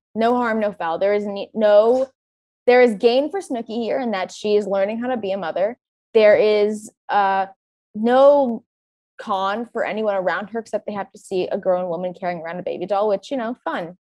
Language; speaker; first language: English; native; English